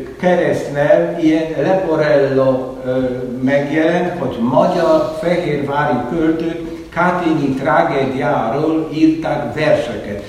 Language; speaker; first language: Hungarian; non-native, fluent; Polish